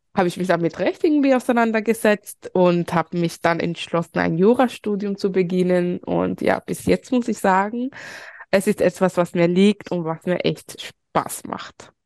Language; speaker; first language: German; early bilingual, other home language; Spanish